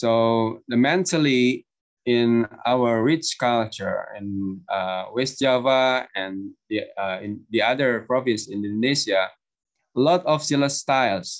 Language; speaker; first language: English; non-native, learner; Indonesian